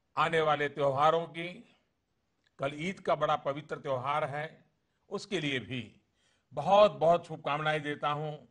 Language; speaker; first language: Hindi; non-native, local second language; Gujarati